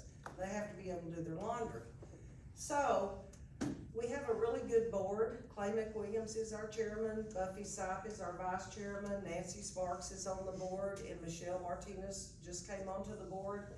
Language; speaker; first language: English; native; English